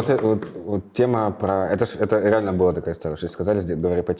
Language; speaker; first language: Russian; native; Russian